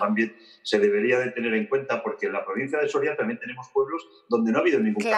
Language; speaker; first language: Spanish; native; Spanish